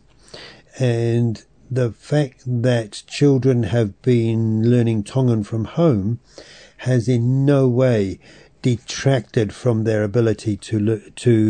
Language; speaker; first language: English; native; English